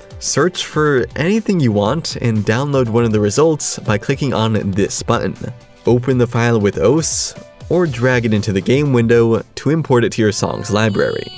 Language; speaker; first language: English; native; English